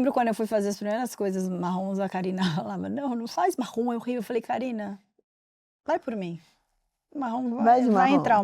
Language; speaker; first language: Portuguese; native; Portuguese